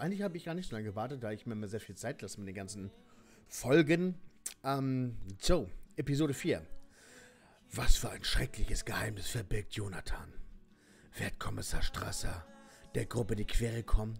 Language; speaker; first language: German; native; German